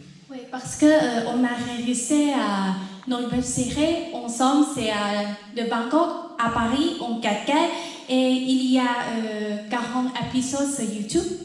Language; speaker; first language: French; non-native, learner; Thai